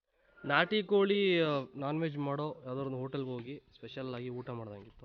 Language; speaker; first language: Kannada; native; Kannada